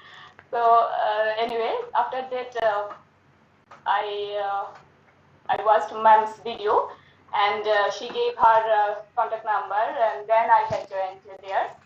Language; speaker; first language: English; non-native, learner; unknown